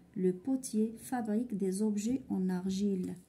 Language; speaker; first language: French; non-native, local second language; Arabic